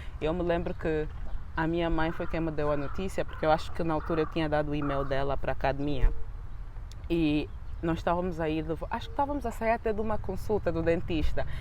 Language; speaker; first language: Portuguese; native; Portuguese